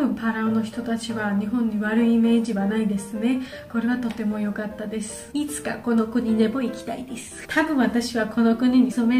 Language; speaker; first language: Japanese; non-native, learner; Georgian